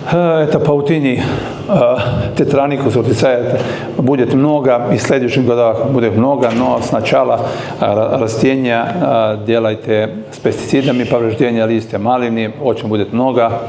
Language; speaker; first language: Russian; non-native, learner; Serbian